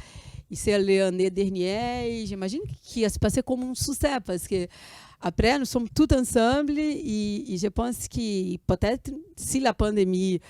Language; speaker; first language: French; non-native, fluent; Portuguese